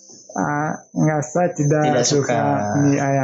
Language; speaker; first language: Indonesian; non-native, learner; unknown